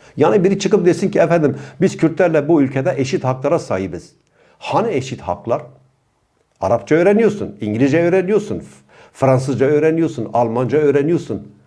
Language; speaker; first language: Turkish; non-native, local second language; Kurdish